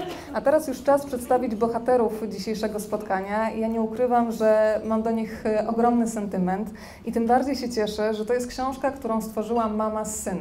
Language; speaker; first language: Polish; native; Polish